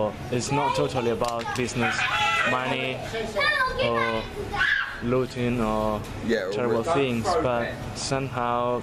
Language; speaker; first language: English; non-native, fluent; Italian